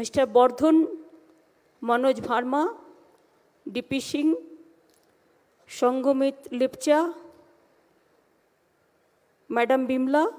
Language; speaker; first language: Hindi; non-native, local second language; Bangla